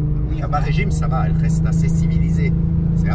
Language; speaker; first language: French; native; French